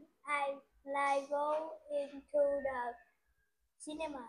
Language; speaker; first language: English; non-native, learner; Vietnamese